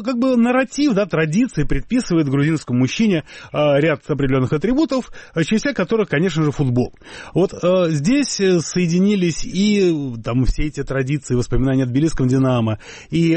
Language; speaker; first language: Russian; native; Russian